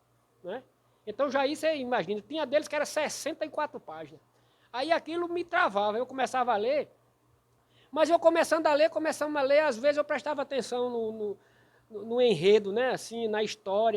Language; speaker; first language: Portuguese; native; Portuguese